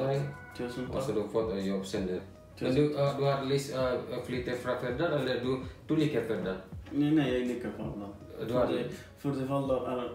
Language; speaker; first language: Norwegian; non-native, learner; Indonesian